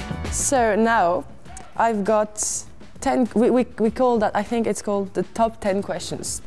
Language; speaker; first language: English; non-native, fluent; French